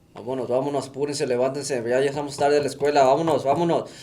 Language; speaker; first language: Spanish; early bilingual, other home language; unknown